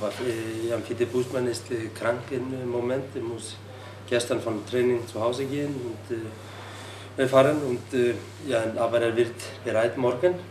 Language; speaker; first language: German; non-native, learner; Icelandic